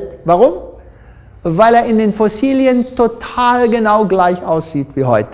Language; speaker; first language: German; non-native, fluent; English